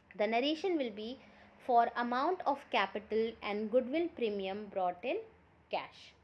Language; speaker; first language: English; non-native, local second language; Hindi